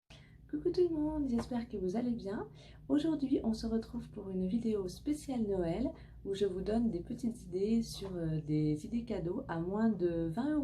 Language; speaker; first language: French; native; French